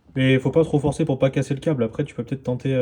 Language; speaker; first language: French; native; French